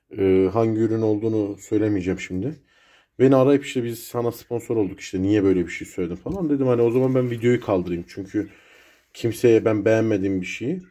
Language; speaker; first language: Turkish; native; Turkish